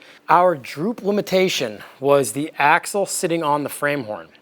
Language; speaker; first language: English; native; English